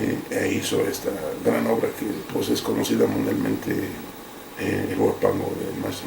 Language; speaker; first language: Spanish; native; Spanish